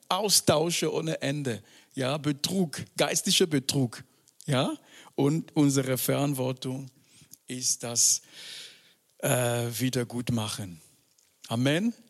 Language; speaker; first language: German; non-native, fluent; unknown